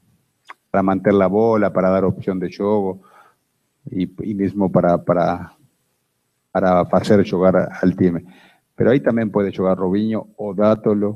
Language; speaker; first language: Spanish; non-native, fluent; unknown